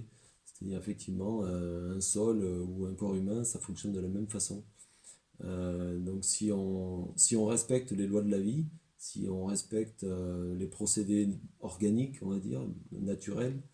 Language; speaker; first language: French; native; French